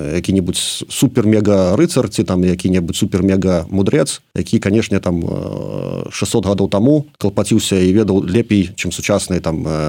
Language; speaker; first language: Belarusian; native; Belarusian